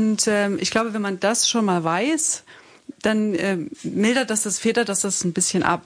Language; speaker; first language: German; native; German